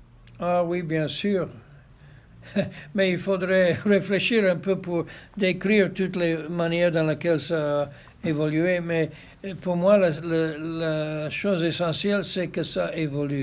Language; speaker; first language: French; non-native, fluent; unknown